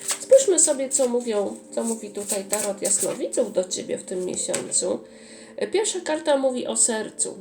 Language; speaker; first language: Polish; native; Polish